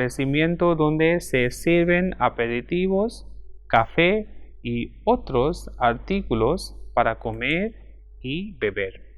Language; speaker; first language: Spanish; non-native, fluent; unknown